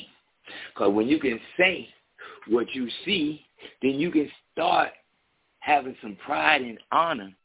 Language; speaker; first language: English; native; English